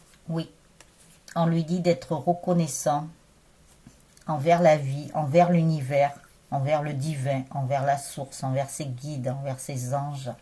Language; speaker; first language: French; native; French